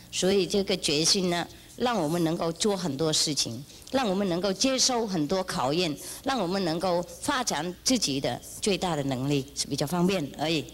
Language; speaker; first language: Chinese; non-native, fluent; Vietnamese